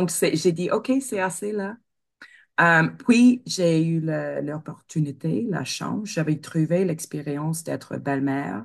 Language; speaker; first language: French; non-native, fluent; English